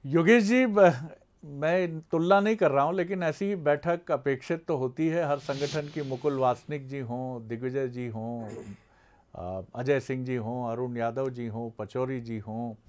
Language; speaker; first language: Hindi; native; Hindi